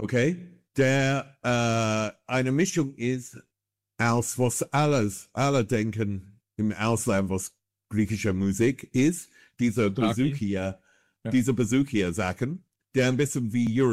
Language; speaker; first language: German; non-native, fluent; English